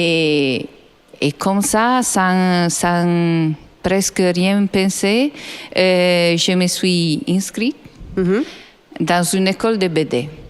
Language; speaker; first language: French; non-native, fluent; Italian